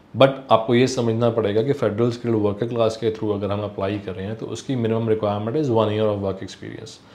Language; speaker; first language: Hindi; non-native, local second language; Punjabi